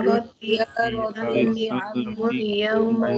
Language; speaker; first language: Arabic; non-native, learner; Indonesian